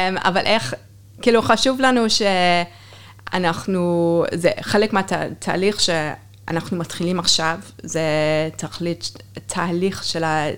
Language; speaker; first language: Hebrew; non-native, fluent; English